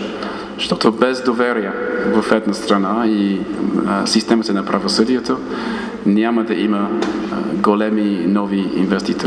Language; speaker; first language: Bulgarian; non-native, fluent; English